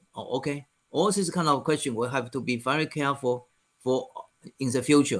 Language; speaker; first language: English; non-native, fluent; Chinese